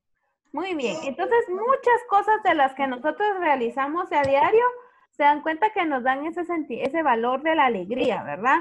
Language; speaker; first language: Spanish; native; Spanish